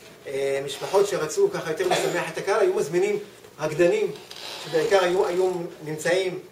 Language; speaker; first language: Hebrew; native; Hebrew